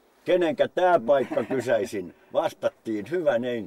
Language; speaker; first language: Finnish; native; Finnish